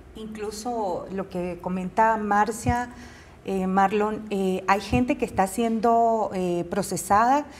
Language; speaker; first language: Spanish; native; Spanish